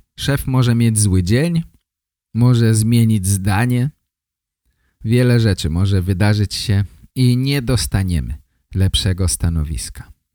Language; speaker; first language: Polish; native; Polish